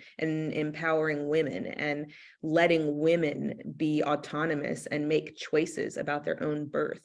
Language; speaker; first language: English; native; English